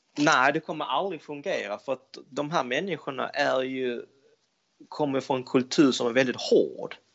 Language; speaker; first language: Swedish; early bilingual, other home language; Cantonese